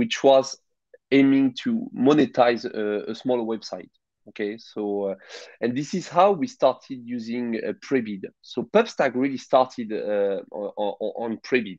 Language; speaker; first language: English; non-native, fluent; French